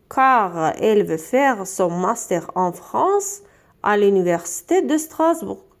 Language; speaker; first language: French; non-native, fluent; Azerbaijani